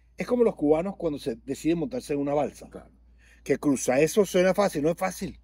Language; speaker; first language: Spanish; native; Spanish